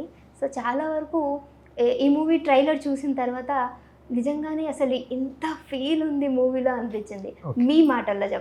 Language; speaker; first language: Telugu; native; Telugu